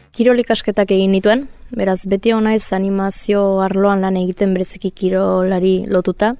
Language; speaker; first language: Basque; non-native, local second language; Spanish